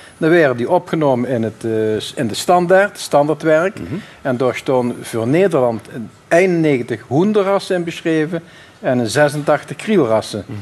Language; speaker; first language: Dutch; native; Dutch